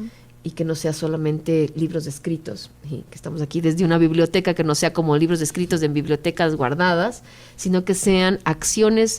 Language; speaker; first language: Spanish; native; Spanish